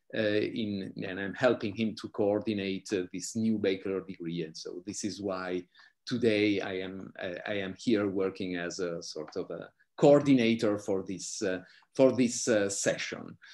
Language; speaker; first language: English; non-native, fluent; Italian